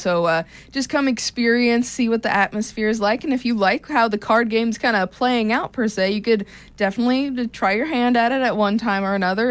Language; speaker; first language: English; native; English